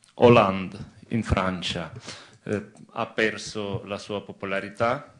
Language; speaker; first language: Italian; non-native, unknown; Ukrainian